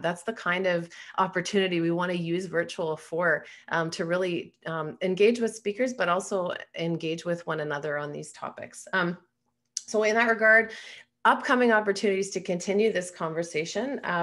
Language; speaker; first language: English; native; English